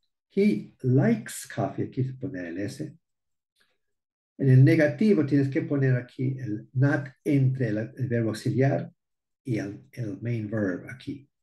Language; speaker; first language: Spanish; early bilingual, heritage; Spanish